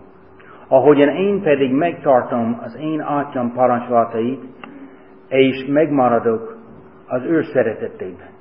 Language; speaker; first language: Hungarian; non-native, fluent; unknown